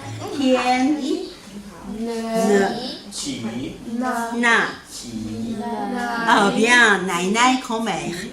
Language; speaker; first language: French; non-native, fluent; Chinese